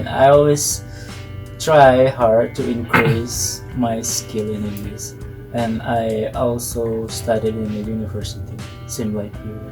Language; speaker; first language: English; non-native, learner; Indonesian